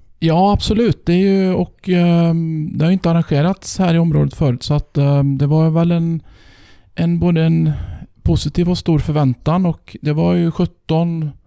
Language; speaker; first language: Swedish; native; Swedish